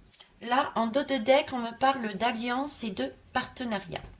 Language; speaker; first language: French; native; French